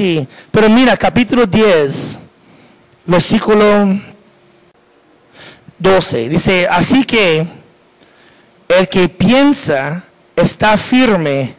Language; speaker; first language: Spanish; non-native, fluent; English